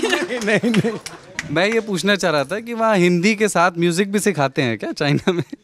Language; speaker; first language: Hindi; native; Hindi